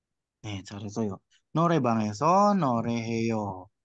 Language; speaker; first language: Korean; non-native, fluent; Indonesian